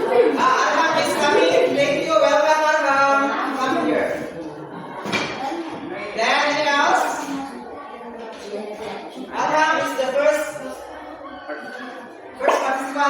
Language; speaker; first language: English; non-native, learner; Indonesian